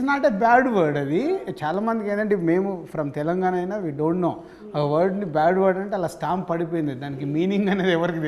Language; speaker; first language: Telugu; native; Telugu